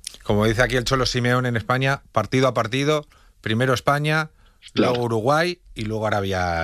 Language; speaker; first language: Spanish; native; Spanish